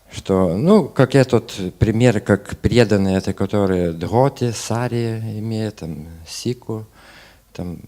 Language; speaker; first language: Russian; non-native, fluent; Lithuanian